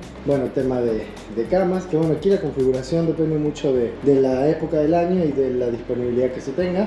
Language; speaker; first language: Spanish; native; Spanish